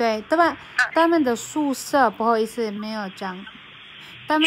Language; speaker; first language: Chinese; non-native, fluent; Filipino